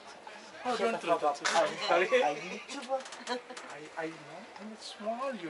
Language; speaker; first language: English; non-native, local second language; Telugu